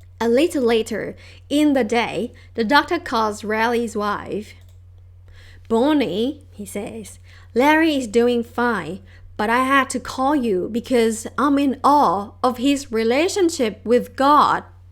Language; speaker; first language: English; non-native, fluent; Thai